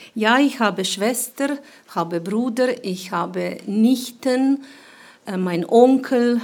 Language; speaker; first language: German; non-native, fluent; Ukrainian